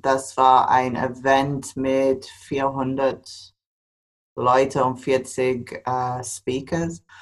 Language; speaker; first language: German; non-native, fluent; English